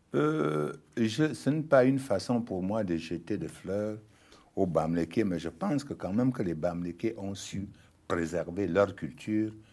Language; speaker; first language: French; non-native, local second language; Ghomala